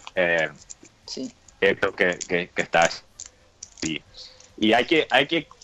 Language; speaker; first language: Spanish; non-native, fluent; English